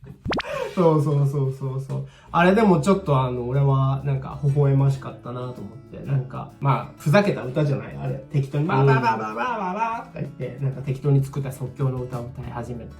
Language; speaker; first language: Japanese; native; Japanese